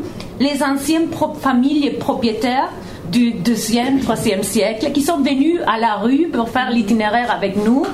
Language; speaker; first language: French; non-native, fluent; Italian